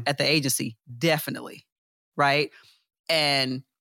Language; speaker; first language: English; native; English